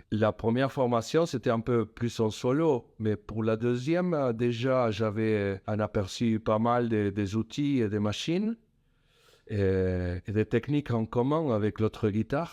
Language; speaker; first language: French; non-native, fluent; Spanish